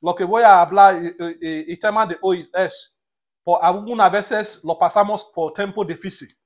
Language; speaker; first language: Spanish; non-native, learner; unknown